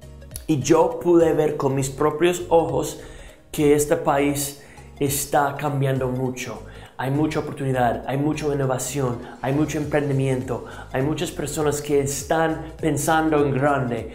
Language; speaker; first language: Spanish; non-native, fluent; English